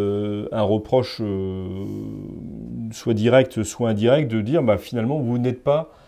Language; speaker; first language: French; native; French